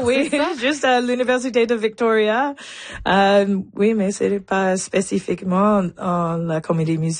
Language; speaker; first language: French; non-native, local second language; English